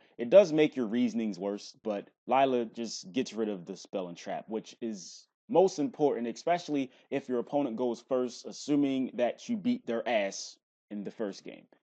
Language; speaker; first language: English; native; English